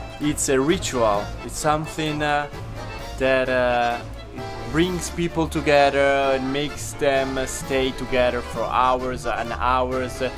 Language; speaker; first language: English; non-native, learner; Italian